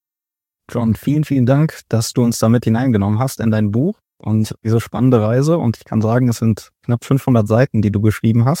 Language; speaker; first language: German; native; German